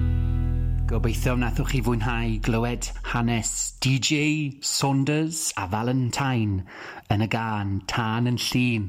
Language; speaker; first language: Welsh; native; Welsh